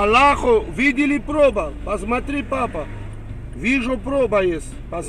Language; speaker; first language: Russian; non-native, learner; Romanian